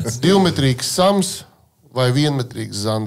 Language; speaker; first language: Latvian; native; Latvian